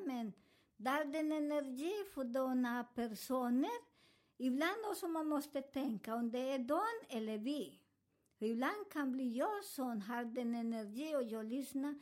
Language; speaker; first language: Swedish; non-native, fluent; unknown